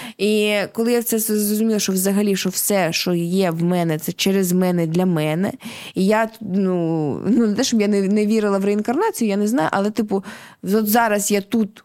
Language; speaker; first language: Ukrainian; non-native, local second language; Russian